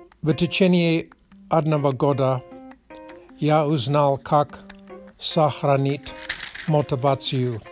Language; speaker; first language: Russian; non-native, learner; Czech